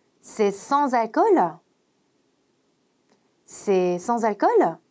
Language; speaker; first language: French; non-native, fluent; Korean